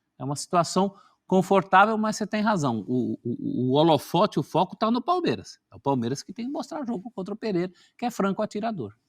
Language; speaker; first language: Portuguese; native; Portuguese